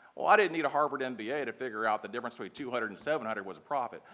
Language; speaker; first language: English; native; English